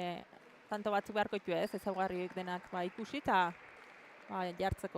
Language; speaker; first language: Basque; native; Basque